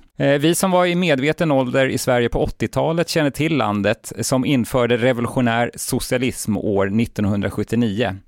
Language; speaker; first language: Swedish; native; Swedish